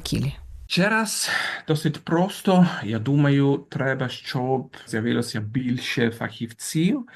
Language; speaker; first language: Ukrainian; non-native, fluent; Italian